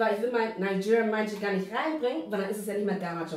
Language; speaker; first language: German; non-native, fluent; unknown